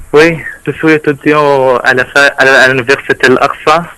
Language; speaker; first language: French; non-native, learner; Arabic